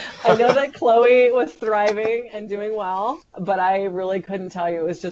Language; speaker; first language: English; native; English